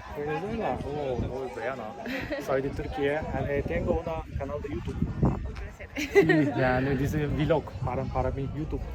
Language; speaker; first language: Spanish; non-native, learner; Turkish